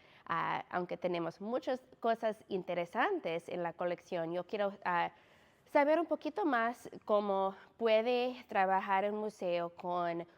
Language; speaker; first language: Spanish; non-native, fluent; English